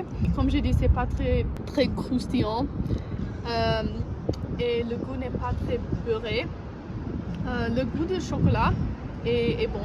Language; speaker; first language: French; non-native, learner; English